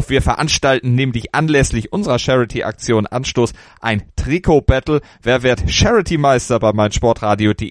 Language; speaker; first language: German; native; German